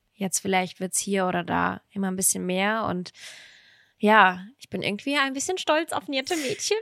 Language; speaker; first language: German; early bilingual, other home language; Russian